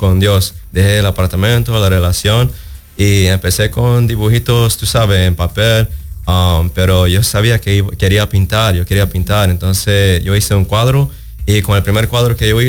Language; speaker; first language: Spanish; early bilingual, heritage; Spanish